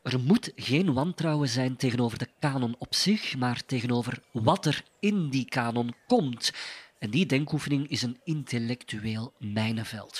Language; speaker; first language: Dutch; native; Dutch